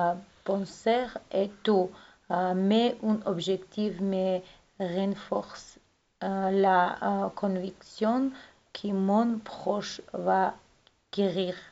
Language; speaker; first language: French; non-native, learner; Russian